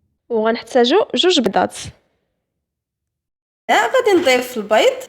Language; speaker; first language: Arabic; native; Arabic